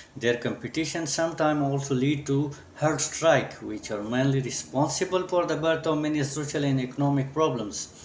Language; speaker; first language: English; non-native, local second language; Urdu